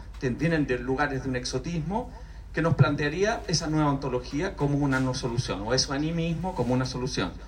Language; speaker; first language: Spanish; native; Spanish